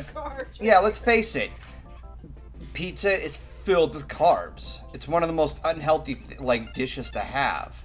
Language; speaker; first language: English; native; English